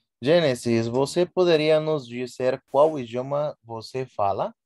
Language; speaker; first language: Portuguese; non-native, fluent; Spanish